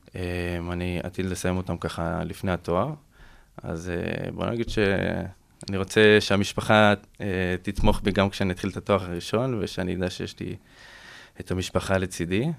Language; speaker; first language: Hebrew; native; Hebrew